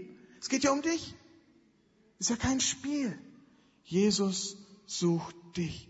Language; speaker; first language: German; native; German